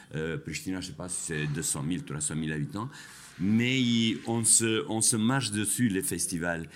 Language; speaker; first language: French; non-native, fluent; Albanian